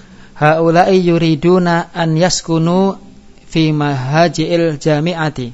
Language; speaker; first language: Arabic; non-native, fluent; Indonesian